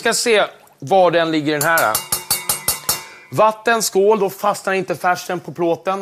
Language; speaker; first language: Swedish; native; Swedish